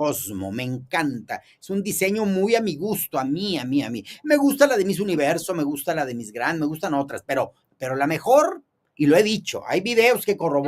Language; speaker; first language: Spanish; native; Spanish